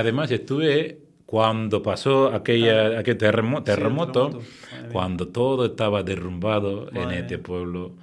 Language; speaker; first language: Spanish; non-native, fluent; Tamil